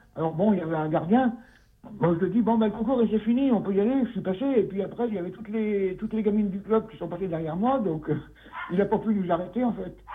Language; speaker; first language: French; native; French